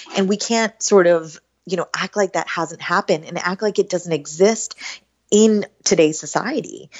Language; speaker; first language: English; native; English